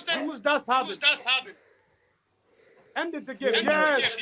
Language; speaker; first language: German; non-native, learner; Somali